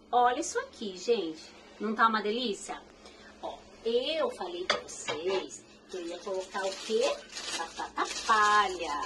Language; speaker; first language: Portuguese; native; Portuguese